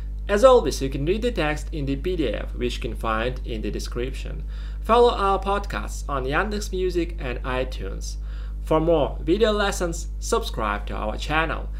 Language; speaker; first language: English; non-native, fluent; Russian